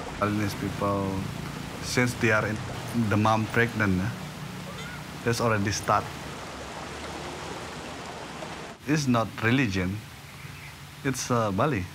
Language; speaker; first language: English; non-native, learner; Indonesian